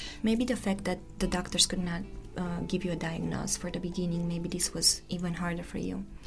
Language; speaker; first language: English; non-native, fluent; Romanian